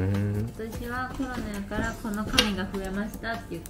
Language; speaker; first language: Japanese; native; Japanese